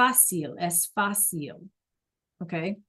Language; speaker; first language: Spanish; non-native, learner; English